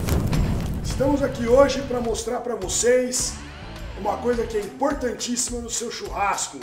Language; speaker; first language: Portuguese; native; Portuguese